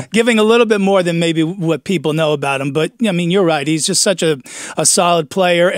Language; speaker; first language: English; native; English